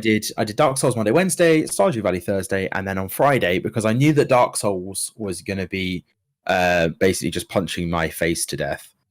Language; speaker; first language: English; native; English